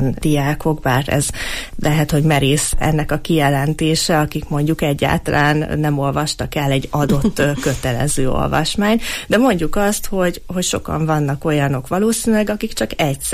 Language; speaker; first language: Hungarian; native; Hungarian